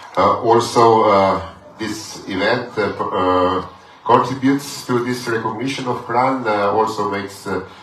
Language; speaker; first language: English; non-native, fluent; Slovenian